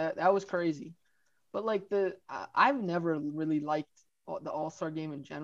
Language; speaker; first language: English; native; English